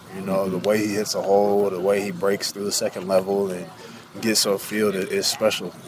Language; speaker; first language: English; native; English